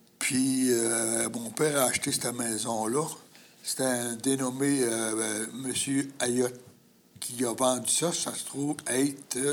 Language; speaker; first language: French; native; French